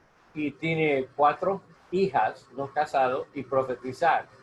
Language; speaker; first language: Spanish; non-native, learner; English